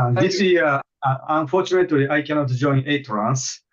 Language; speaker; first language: English; non-native, fluent; Japanese